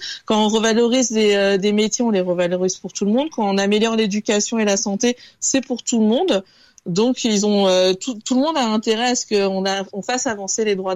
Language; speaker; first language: French; native; French